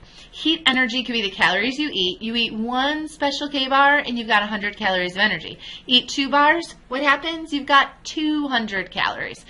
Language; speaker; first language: English; native; English